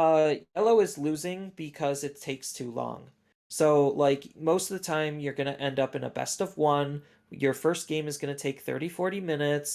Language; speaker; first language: English; native; English